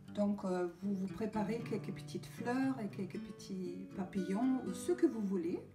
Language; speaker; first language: French; native; French